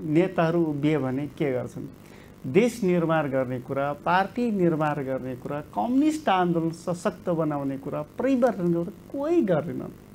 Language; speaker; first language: Nepali; non-native, local second language; Rana Tharu